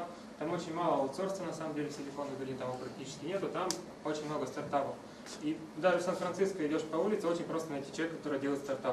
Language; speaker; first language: Russian; native; Russian